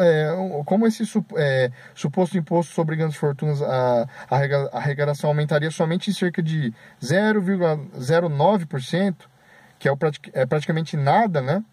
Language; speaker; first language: Portuguese; native; Portuguese